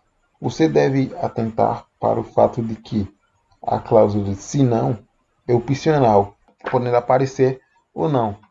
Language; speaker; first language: Portuguese; native; Portuguese